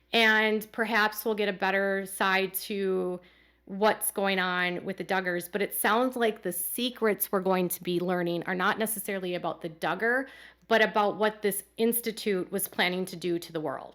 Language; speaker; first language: English; native; English